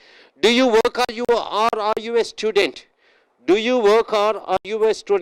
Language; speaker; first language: English; non-native, local second language; Tamil